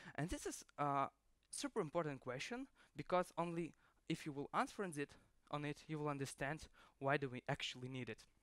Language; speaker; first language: English; non-native, fluent; Ukrainian